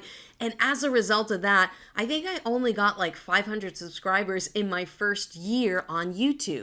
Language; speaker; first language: English; native; English